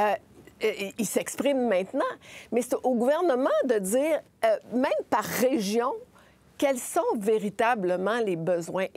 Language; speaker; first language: French; native; French